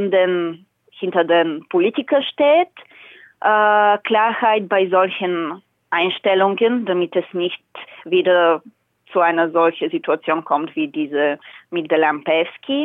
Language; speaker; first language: German; non-native, fluent; Bulgarian